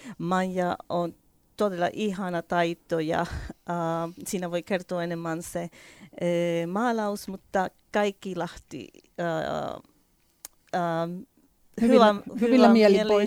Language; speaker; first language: Finnish; non-native, learner; Spanish